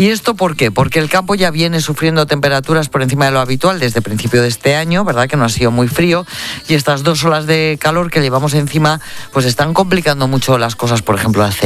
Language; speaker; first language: Spanish; native; Spanish